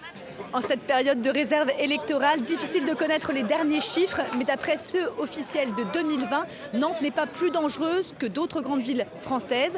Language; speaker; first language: French; native; French